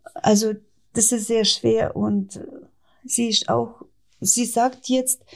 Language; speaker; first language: German; non-native, fluent; Ukrainian